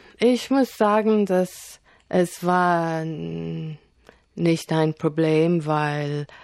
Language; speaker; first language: German; non-native, fluent; Polish